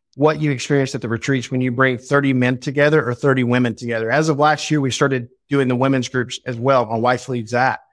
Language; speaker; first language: English; native; English